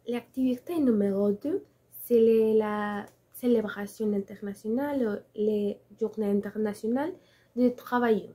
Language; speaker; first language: French; non-native, learner; Spanish